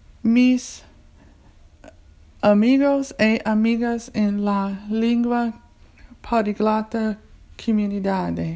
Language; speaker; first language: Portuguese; non-native, learner; English